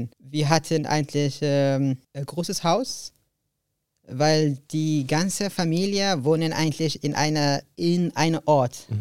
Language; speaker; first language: German; non-native, learner; Arabic